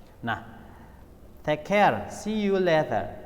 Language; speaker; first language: English; non-native, learner; Indonesian